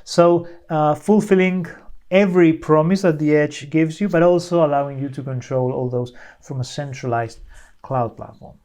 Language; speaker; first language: English; non-native, fluent; Spanish